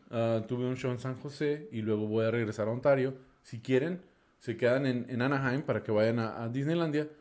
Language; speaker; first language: Spanish; non-native, fluent; English